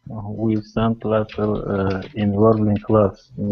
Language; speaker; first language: English; non-native, learner; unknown